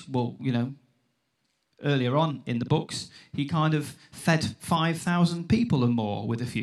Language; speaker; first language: English; native; English